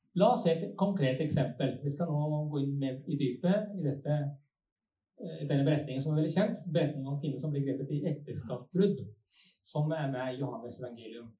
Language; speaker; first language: Norwegian; non-native, fluent; Spanish